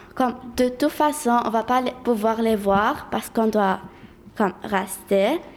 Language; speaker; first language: French; early bilingual, other home language; Arabic